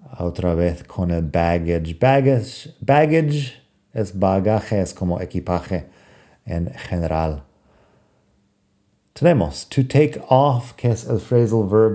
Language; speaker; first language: Spanish; non-native, fluent; English